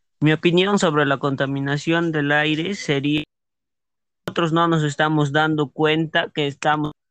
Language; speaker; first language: Spanish; native; Spanish